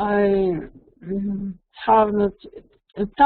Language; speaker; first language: English; non-native, learner; Russian